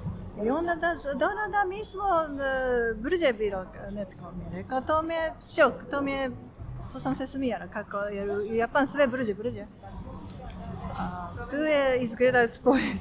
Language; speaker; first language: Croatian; non-native, learner; Japanese